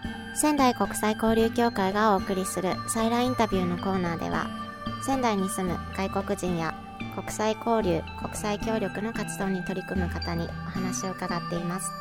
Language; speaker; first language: Japanese; native; Japanese